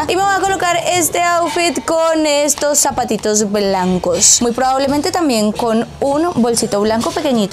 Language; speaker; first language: Spanish; native; Spanish